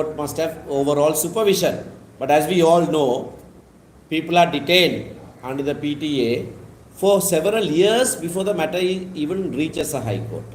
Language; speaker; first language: English; non-native, local second language; Tamil